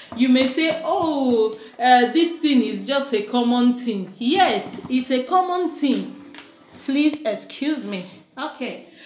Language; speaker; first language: English; non-native, local second language; Igbo